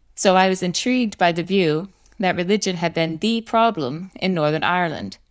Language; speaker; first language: English; native; English